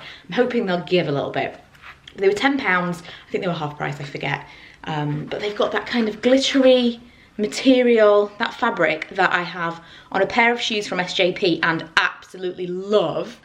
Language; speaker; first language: English; native; English